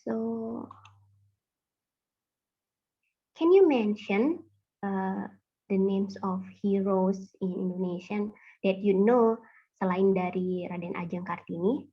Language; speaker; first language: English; non-native, fluent; Indonesian